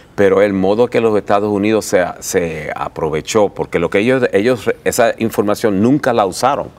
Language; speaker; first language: Spanish; early bilingual, heritage; Spanish